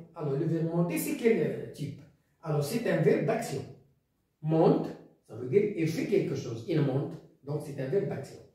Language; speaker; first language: French; non-native, local second language; Arabic